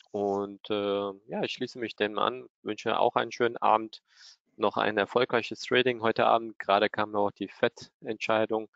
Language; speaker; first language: German; native; German